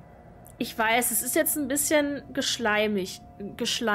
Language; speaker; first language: German; native; German